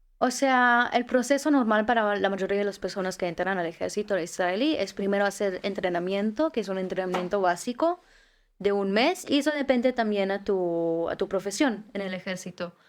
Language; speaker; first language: Spanish; early bilingual, heritage; Spanish